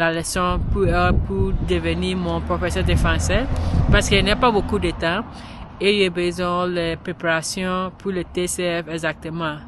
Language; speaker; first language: French; non-native, learner; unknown